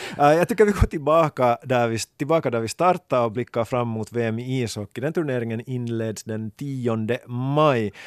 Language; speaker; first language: Swedish; native; Swedish